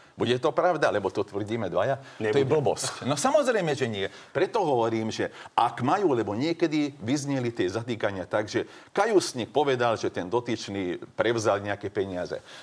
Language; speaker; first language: Slovak; non-native, local second language; Hungarian